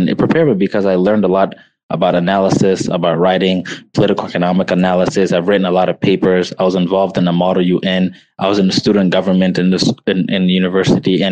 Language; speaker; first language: English; native; English